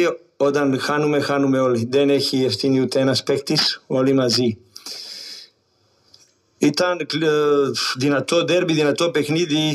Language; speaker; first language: Greek; non-native, learner; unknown